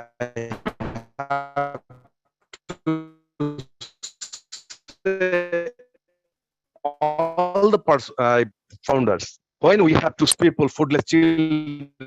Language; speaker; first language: English; non-native, learner; Bangla